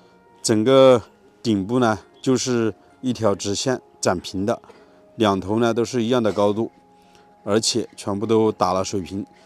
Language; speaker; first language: Chinese; native; Chinese